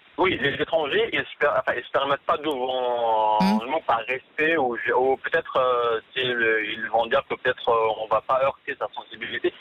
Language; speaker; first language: French; non-native, local second language; Kabyle